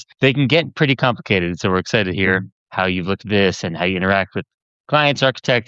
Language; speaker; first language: English; native; English